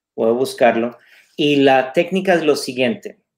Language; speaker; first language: Spanish; non-native, fluent; English